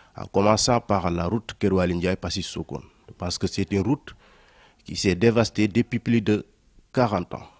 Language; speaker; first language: French; non-native, local second language; Wolof